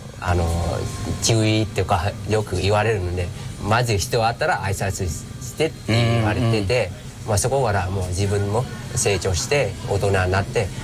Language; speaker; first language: Japanese; non-native, fluent; Vietnamese